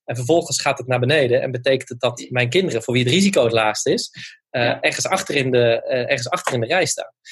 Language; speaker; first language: Dutch; native; Dutch